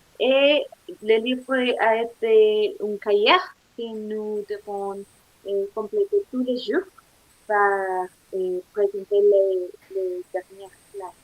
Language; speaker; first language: French; non-native, learner; Spanish